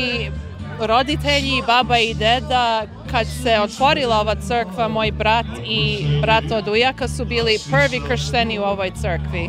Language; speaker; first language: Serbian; early bilingual, heritage; Serbian